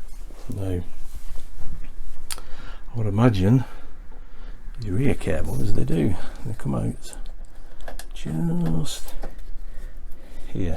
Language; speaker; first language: English; native; English